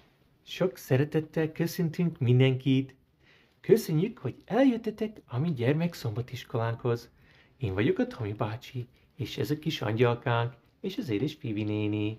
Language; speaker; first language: Hungarian; early bilingual, heritage; Hungarian